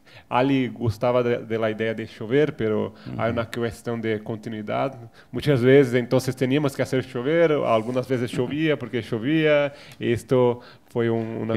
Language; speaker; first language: Spanish; non-native, fluent; Portuguese